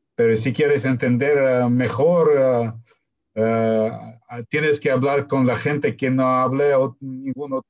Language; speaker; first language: Spanish; non-native, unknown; Russian